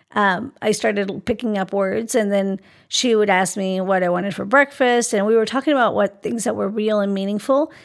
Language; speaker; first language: English; early bilingual, other home language; Spanish